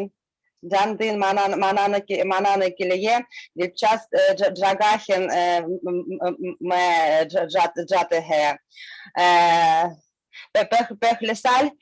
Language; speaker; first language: Hindi; non-native, learner; Russian